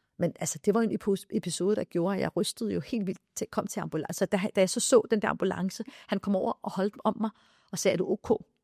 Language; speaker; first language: Danish; early bilingual, other home language; Arabic